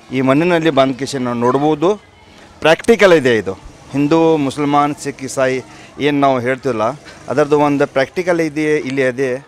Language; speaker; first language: Kannada; native; Kannada